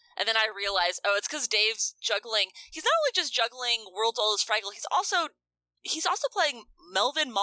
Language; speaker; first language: English; native; English